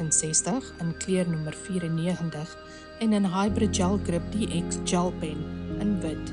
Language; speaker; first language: Dutch; native; Dutch